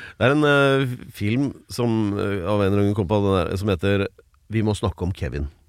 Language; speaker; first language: Norwegian; native; Norwegian